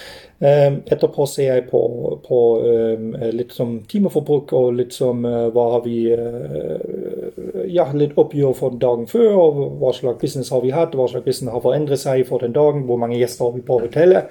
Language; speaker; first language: Norwegian; non-native, fluent; German